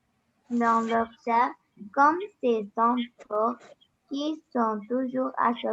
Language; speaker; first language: French; non-native, learner; Arabic